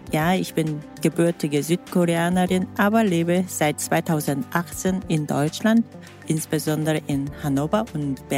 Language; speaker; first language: German; non-native, fluent; Korean